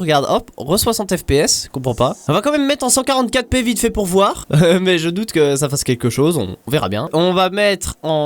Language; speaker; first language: French; native; French